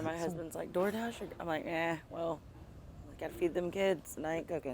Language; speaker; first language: English; native; English